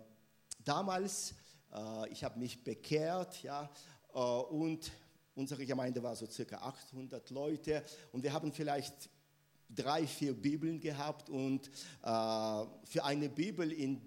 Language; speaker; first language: German; non-native, fluent; Russian